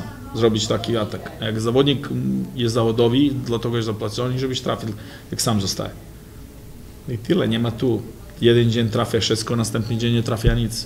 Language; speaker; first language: Polish; non-native, fluent; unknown